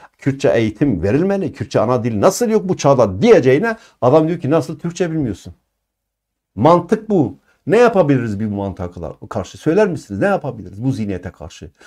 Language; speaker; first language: Turkish; non-native, local second language; Kurdish